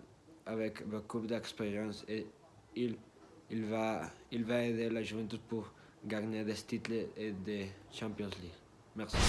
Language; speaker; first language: French; non-native, learner; Spanish